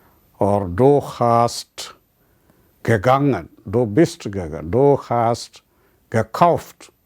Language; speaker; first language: German; non-native, learner; Malayalam